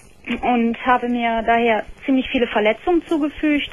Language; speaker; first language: German; native; German